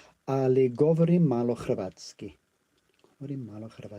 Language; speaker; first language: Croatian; non-native, learner; English